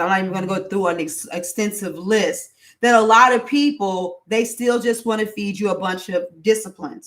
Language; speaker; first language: English; native; English